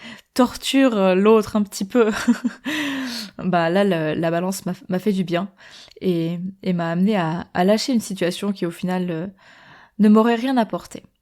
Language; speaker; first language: French; native; French